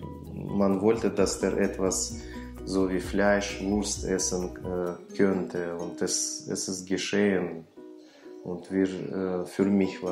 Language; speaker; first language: German; non-native, fluent; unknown